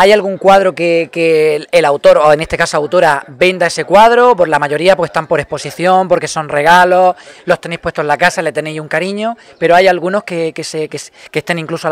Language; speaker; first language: Spanish; native; Spanish